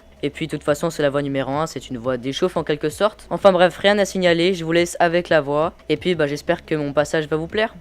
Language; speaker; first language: French; native; French